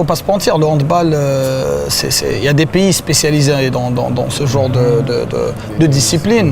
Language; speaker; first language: French; non-native, local second language; Arabic